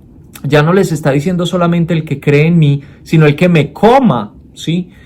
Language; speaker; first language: Spanish; native; Spanish